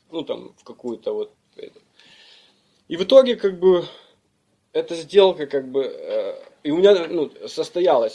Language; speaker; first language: Russian; native; Russian